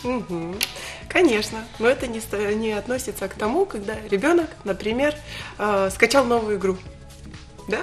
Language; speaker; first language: Russian; native; Russian